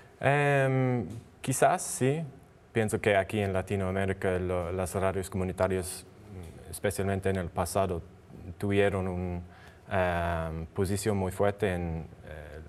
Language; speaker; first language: Spanish; non-native, learner; English